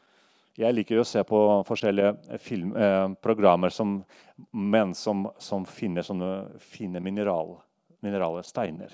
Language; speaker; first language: Norwegian; non-native, fluent; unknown